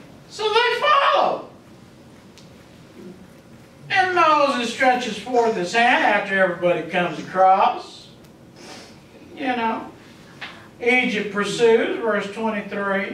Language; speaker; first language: English; native; English